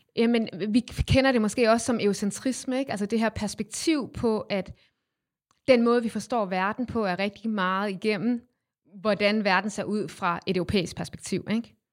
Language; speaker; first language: Danish; native; Danish